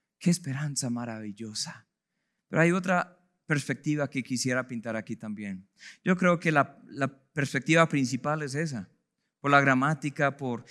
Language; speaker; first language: Spanish; non-native, fluent; English